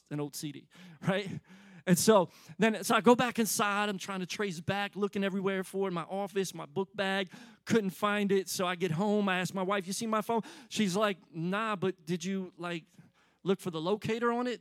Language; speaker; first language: English; native; English